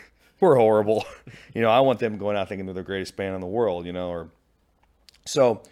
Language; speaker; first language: English; native; English